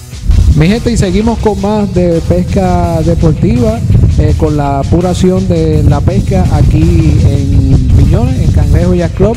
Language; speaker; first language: Spanish; native; Spanish